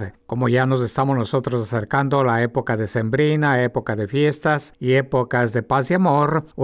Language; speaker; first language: Spanish; native; Spanish